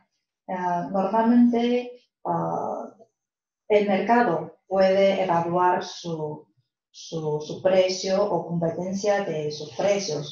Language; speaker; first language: Spanish; non-native, fluent; Chinese